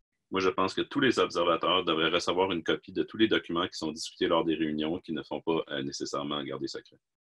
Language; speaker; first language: French; native; French